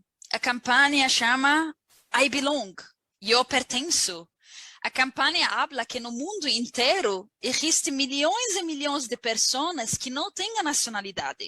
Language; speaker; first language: Portuguese; non-native, learner; Arabic